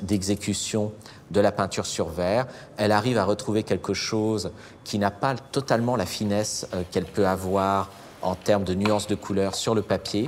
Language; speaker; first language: French; native; French